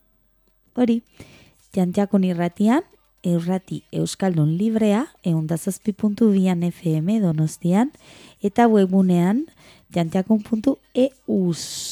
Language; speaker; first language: Basque; non-native, local second language; Spanish